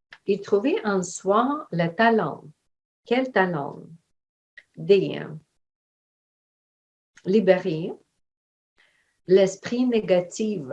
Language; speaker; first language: French; non-native, fluent; Ukrainian